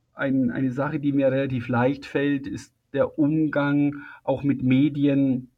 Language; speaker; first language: German; native; German